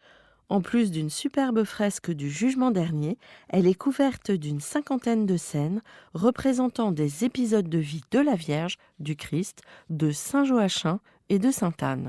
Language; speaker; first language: French; native; French